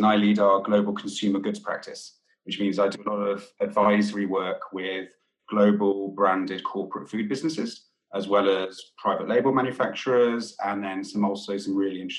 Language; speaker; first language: English; native; English